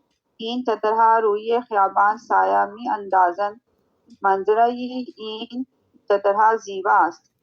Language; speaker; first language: Persian; non-native, learner; Urdu